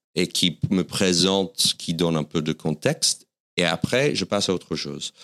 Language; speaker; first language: French; non-native, fluent; English